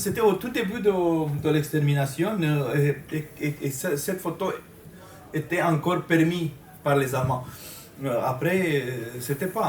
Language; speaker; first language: French; non-native, fluent; Romanian